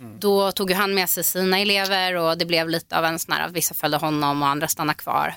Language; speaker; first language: Swedish; native; Swedish